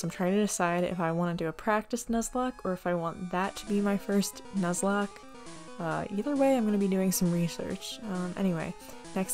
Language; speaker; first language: English; native; English